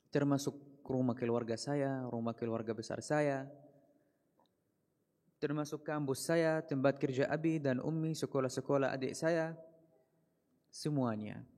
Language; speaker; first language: Indonesian; non-native, fluent; Arabic